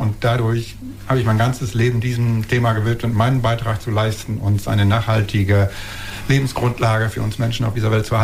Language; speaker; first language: German; native; German